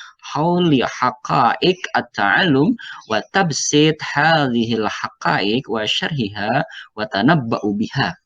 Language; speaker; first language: Arabic; non-native, fluent; Indonesian